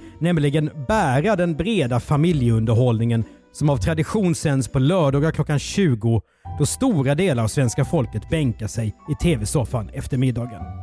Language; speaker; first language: Swedish; native; Swedish